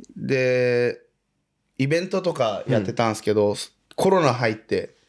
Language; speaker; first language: Japanese; early bilingual, other home language; Portuguese